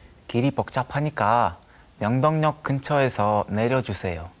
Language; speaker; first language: Korean; non-native, learner; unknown